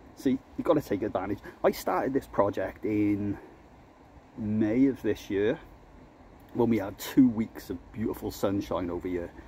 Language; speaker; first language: English; native; English